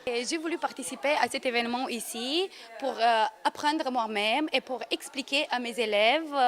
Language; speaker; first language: French; non-native, fluent; Romanian